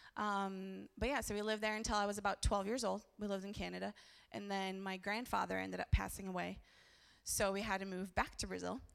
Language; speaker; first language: English; early bilingual, other home language; Portuguese